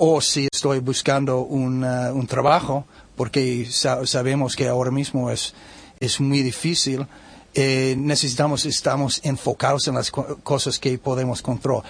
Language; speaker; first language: Spanish; non-native, learner; English